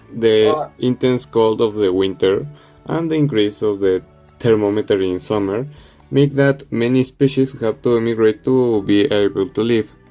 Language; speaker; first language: English; non-native, learner; Spanish